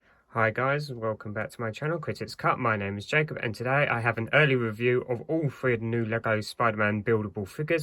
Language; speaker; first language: English; native; English